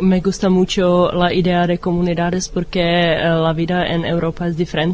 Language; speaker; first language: Spanish; non-native, learner; Czech